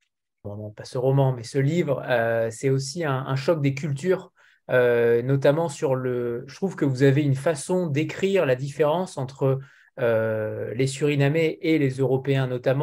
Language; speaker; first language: French; native; French